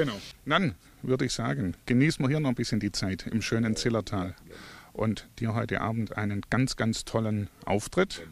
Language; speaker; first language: German; native; German